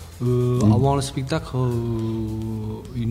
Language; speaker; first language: French; non-native, learner; Chinese